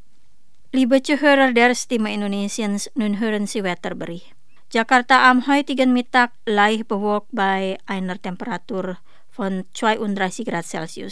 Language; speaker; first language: German; non-native, fluent; Indonesian